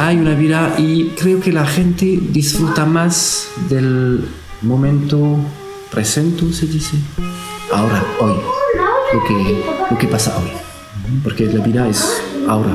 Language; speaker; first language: Spanish; non-native, learner; French